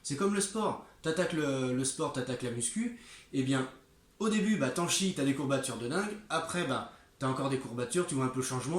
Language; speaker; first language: French; native; French